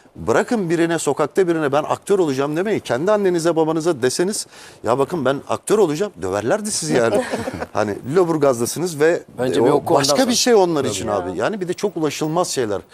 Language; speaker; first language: Turkish; native; Turkish